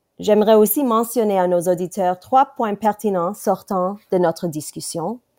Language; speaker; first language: French; non-native, local second language; English